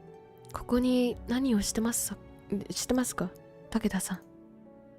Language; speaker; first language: Japanese; non-native, learner; Vietnamese